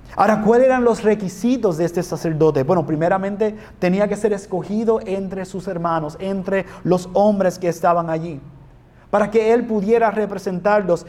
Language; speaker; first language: Spanish; non-native, fluent; English